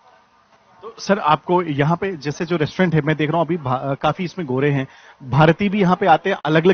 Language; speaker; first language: Hindi; native; Hindi